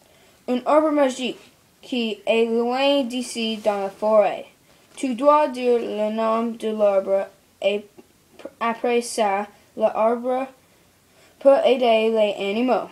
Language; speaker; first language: French; non-native, learner; English